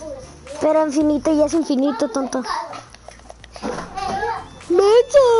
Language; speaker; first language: Spanish; native; Spanish